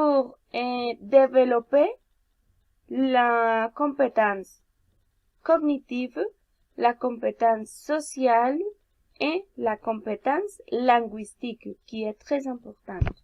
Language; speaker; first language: French; non-native, learner; Spanish